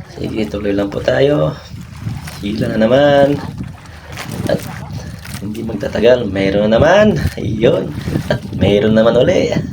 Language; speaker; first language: Filipino; non-native, local second language; Cebuano